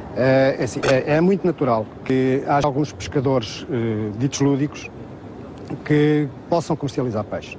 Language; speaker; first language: Portuguese; native; Portuguese